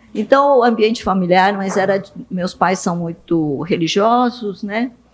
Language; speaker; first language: Portuguese; early bilingual, other home language; Japanese